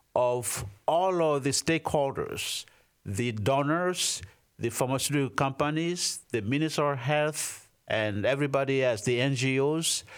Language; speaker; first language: English; non-native, fluent; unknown